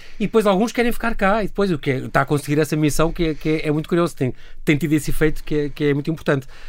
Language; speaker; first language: Portuguese; native; Portuguese